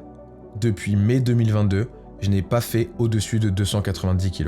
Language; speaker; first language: French; native; French